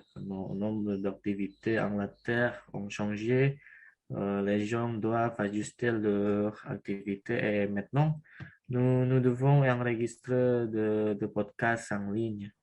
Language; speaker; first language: French; non-native, learner; Indonesian